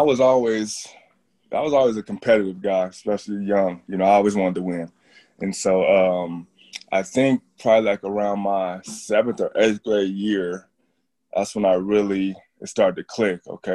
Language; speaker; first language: English; native; English